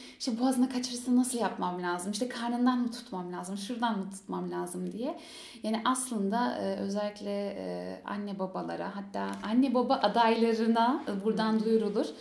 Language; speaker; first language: Turkish; early bilingual, heritage; Turkish